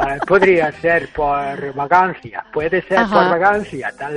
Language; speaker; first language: Spanish; non-native, fluent; English